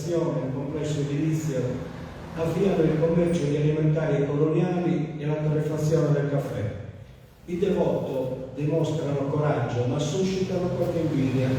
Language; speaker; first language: Italian; native; Italian